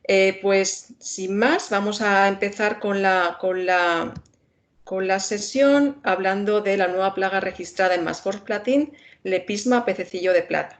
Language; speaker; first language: Spanish; native; Spanish